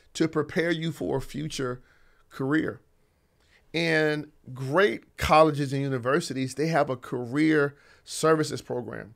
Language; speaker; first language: English; native; English